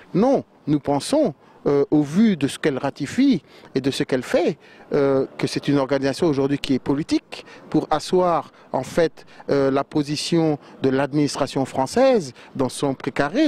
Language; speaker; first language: French; non-native, local second language; Wolof